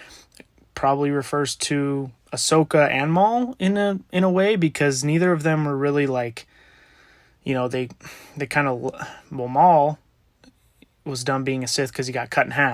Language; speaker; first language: English; native; English